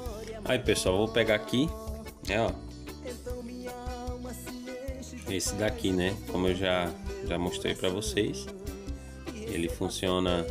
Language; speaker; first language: Portuguese; native; Portuguese